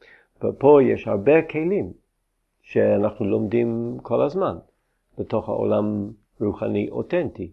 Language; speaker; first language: Hebrew; non-native, fluent; English